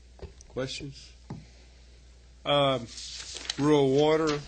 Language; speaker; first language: English; native; English